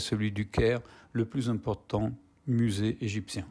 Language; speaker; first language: French; non-native, fluent; Italian